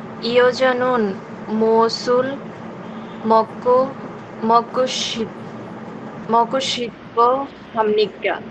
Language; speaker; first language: Korean; non-native, learner; Bangla